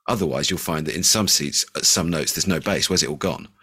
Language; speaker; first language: English; native; English